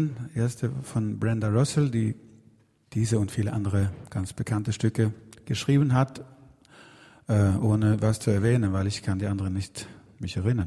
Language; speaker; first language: German; non-native, fluent; Swedish